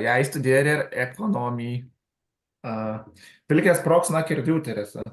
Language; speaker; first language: Norwegian; non-native, learner; Lithuanian